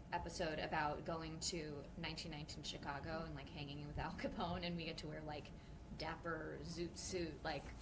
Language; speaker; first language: English; native; English